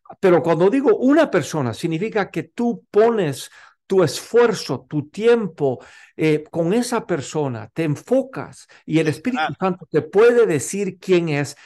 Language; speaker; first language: Spanish; non-native, local second language; English